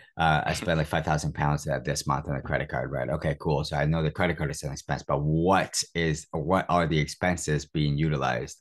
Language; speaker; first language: English; early bilingual, other home language; Spanish